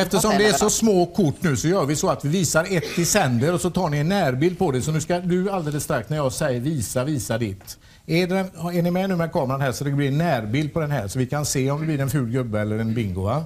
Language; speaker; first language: Swedish; native; Swedish